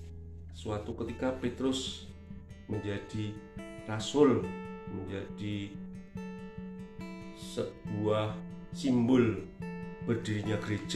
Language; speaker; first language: Indonesian; native; Indonesian